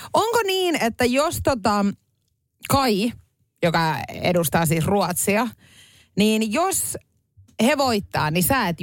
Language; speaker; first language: Finnish; native; Finnish